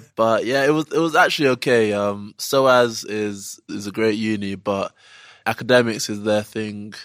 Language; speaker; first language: English; early bilingual, other home language; Yoruba